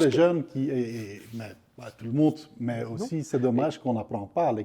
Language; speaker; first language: French; non-native, local second language; Dutch